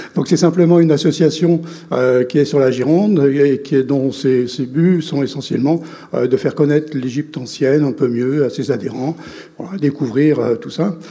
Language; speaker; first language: French; native; French